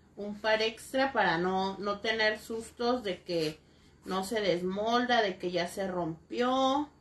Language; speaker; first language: Spanish; native; Spanish